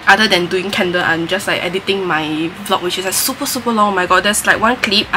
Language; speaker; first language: English; non-native, local second language; Chinese